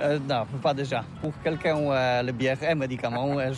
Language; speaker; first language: French; non-native, learner; Polish